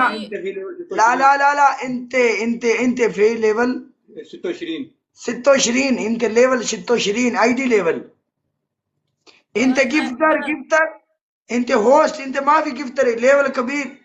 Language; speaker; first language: Arabic; non-native, learner; Punjabi